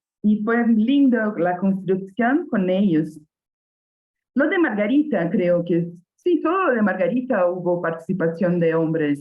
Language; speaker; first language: Spanish; non-native, fluent; Portuguese